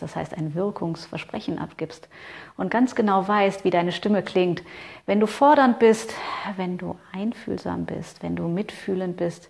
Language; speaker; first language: German; native; German